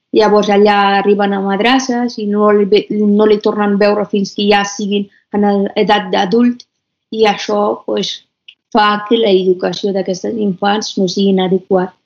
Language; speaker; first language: Catalan; non-native, fluent; Persian